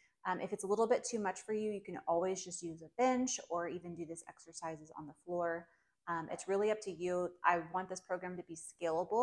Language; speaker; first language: English; native; English